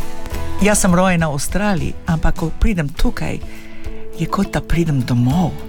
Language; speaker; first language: Slovenian; early bilingual, heritage; Slovenian